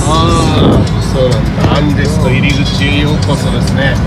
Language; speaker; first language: Japanese; native; Japanese